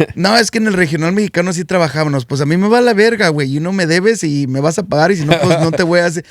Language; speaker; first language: Spanish; early bilingual, heritage; Spanish